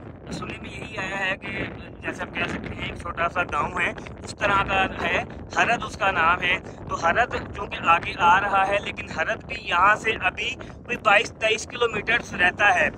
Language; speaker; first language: Urdu; non-native, local second language; Punjabi